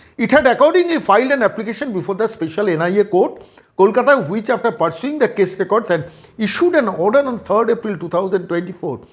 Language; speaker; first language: English; non-native, local second language; Bangla